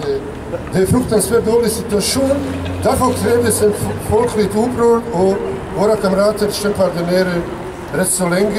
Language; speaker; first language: Swedish; non-native, fluent; Bosnian